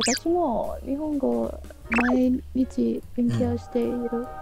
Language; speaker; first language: Japanese; non-native, learner; Thai